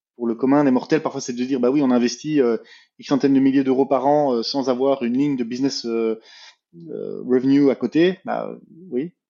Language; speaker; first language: French; native; French